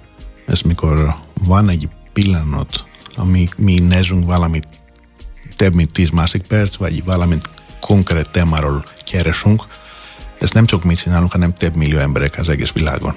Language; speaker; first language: Hungarian; non-native, fluent; Greek